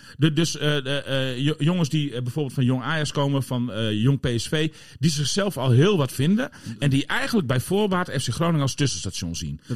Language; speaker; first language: Dutch; native; Dutch